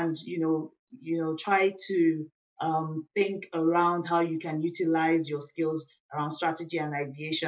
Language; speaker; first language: English; non-native, local second language; Igbo